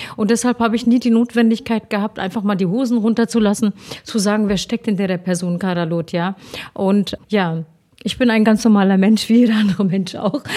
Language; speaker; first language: German; early bilingual, other home language; Turkish